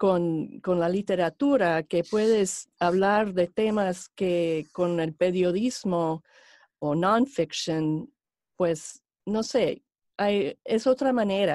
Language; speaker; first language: Spanish; non-native, fluent; English